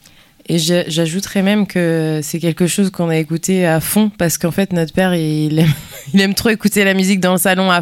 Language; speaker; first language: French; early bilingual, other home language; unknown